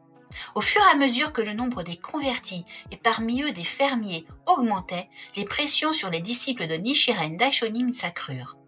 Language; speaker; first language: French; native; French